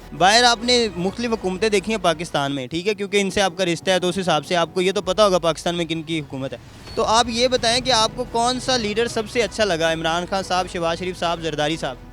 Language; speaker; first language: Urdu; native; Urdu